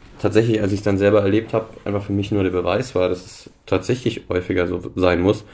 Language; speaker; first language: German; native; German